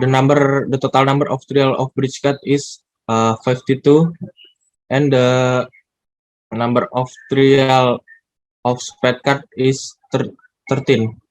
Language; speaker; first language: English; non-native, learner; Indonesian